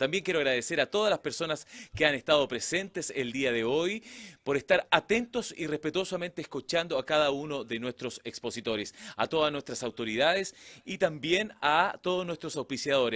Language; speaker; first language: Spanish; native; Spanish